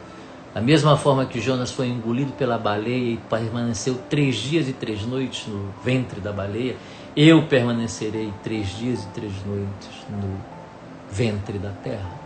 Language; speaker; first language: Portuguese; native; Portuguese